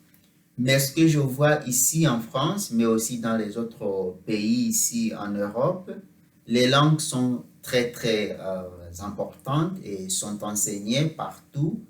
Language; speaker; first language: French; non-native, fluent; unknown